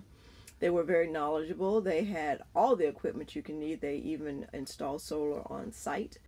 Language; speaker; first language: English; native; English